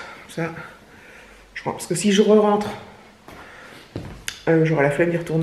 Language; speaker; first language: French; native; French